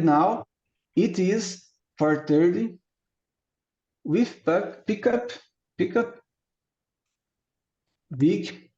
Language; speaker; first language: English; non-native, learner; Portuguese